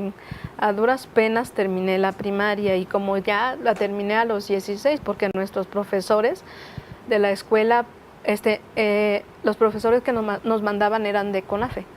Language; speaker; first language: Spanish; non-native, local second language; Nahuatl languages